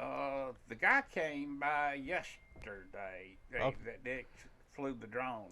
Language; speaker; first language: English; native; English